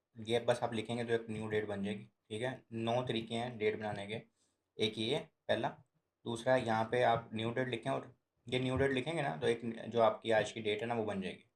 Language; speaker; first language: Urdu; native; Urdu